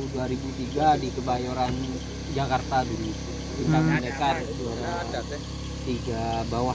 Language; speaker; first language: Indonesian; non-native, local second language; Madurese